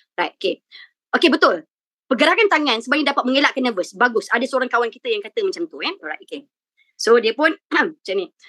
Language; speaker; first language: Malay; native; Malay